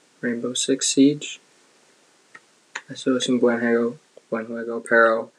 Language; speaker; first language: Spanish; non-native, learner; English